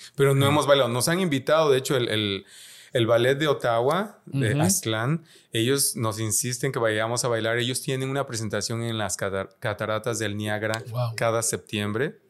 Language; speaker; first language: Spanish; native; Spanish